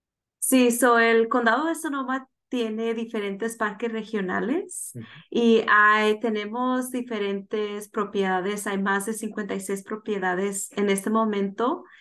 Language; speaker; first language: Spanish; early bilingual, heritage; Spanish